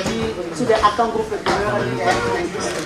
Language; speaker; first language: German; non-native, fluent; French